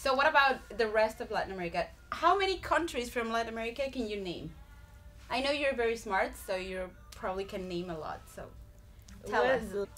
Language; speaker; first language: English; non-native, fluent; Spanish